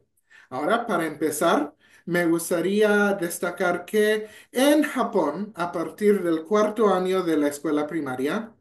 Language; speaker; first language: Spanish; non-native, fluent; English